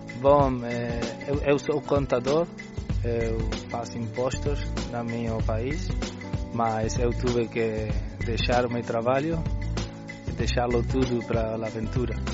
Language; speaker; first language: Portuguese; non-native, learner; Spanish